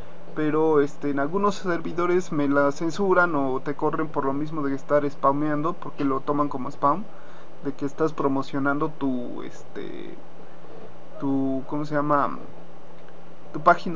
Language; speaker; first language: Spanish; native; Spanish